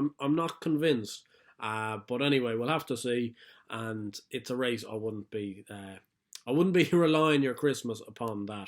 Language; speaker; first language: English; native; English